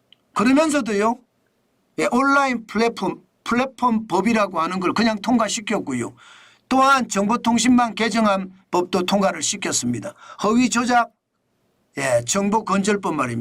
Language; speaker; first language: Korean; native; Korean